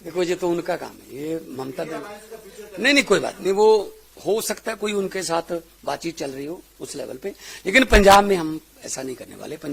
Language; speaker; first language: Hindi; non-native, local second language; Punjabi